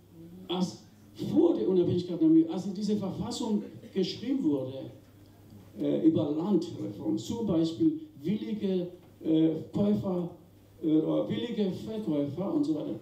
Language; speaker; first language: German; non-native, fluent; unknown